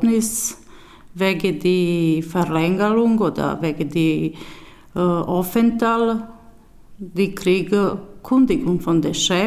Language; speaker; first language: German; non-native, learner; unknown